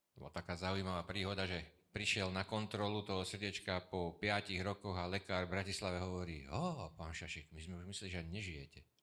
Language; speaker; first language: Slovak; native; Slovak